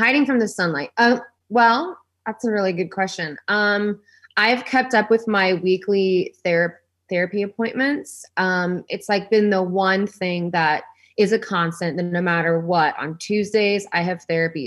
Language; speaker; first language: English; native; English